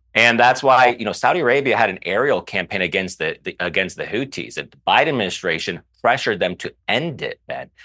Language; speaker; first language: English; early bilingual, other home language; Arabic